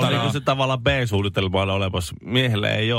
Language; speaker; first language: Finnish; native; Finnish